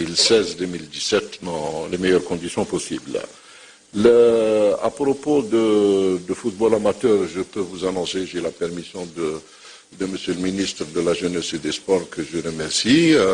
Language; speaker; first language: French; non-native, local second language; Arabic